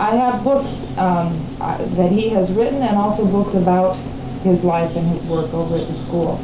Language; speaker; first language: English; native; English